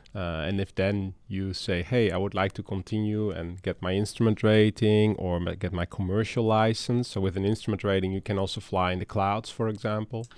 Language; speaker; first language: English; non-native, fluent; Dutch